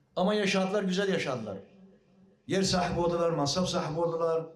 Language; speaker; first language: Turkish; early bilingual, heritage; Arabic